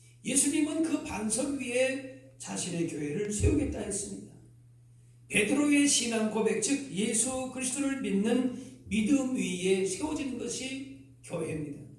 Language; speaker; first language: Korean; native; Korean